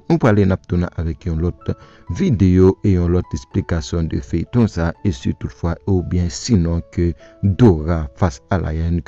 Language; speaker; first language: French; non-native, local second language; Haitian Creole